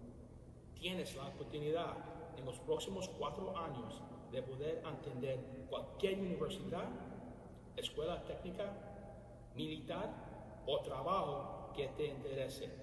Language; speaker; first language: Spanish; early bilingual, other home language; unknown